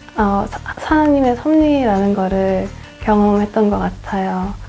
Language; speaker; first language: Korean; early bilingual, other home language; English